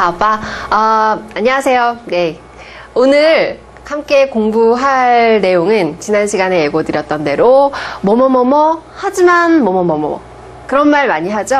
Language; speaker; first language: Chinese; non-native, fluent; Korean